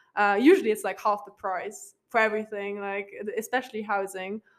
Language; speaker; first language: English; non-native, fluent; Luxembourgish